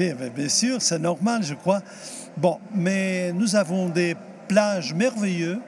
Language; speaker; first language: French; non-native, fluent; Portuguese